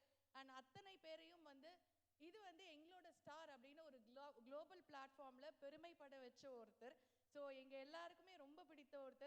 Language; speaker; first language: Tamil; native; Tamil